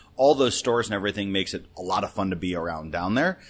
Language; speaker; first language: English; native; English